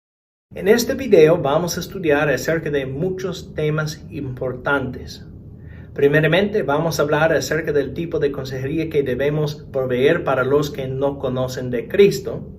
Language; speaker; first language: Spanish; non-native, fluent; English